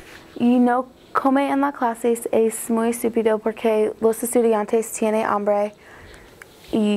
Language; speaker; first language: Spanish; non-native, learner; English